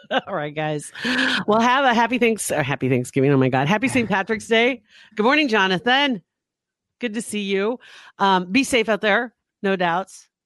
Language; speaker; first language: English; native; English